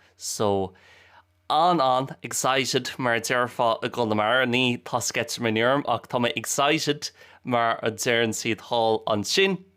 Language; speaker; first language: Irish; native; Irish